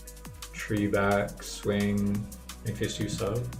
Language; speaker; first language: English; native; English